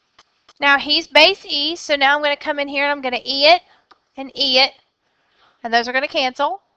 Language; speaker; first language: English; native; English